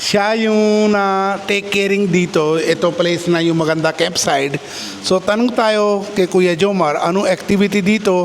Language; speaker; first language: Filipino; non-native, learner; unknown